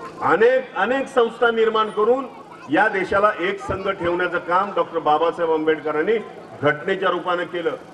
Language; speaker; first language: Marathi; native; Marathi